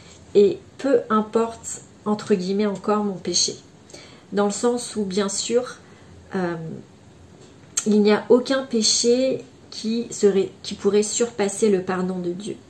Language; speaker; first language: French; native; French